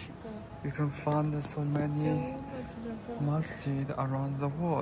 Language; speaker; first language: English; non-native, learner; Chinese